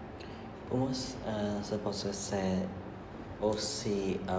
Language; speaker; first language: French; non-native, learner; Khmer